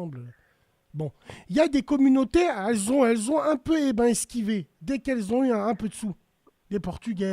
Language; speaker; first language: French; native; French